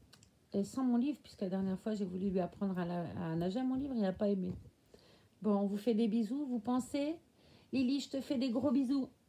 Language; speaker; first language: French; native; French